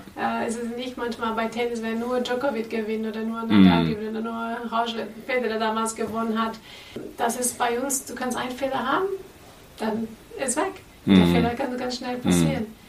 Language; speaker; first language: German; non-native, fluent; Portuguese